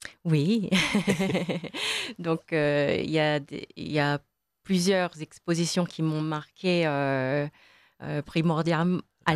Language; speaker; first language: French; non-native, fluent; Korean